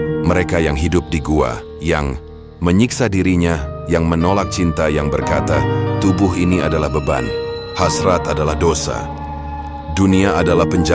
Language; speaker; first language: Indonesian; native; Indonesian